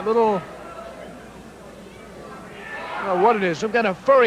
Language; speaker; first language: English; native; English